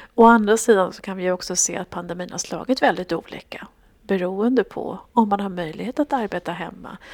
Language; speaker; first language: Swedish; native; Swedish